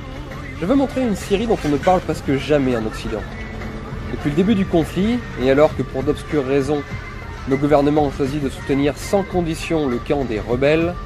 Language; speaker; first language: French; native; French